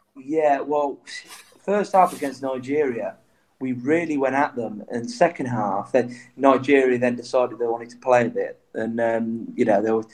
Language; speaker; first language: English; native; English